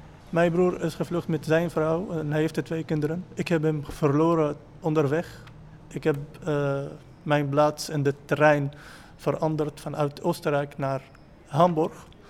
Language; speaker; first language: Dutch; non-native, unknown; Arabic